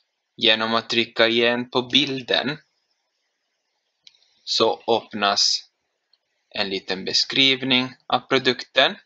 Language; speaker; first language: Swedish; non-native, fluent; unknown